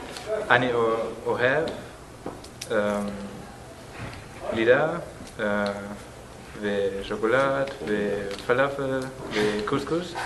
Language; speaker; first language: Hebrew; non-native, learner; German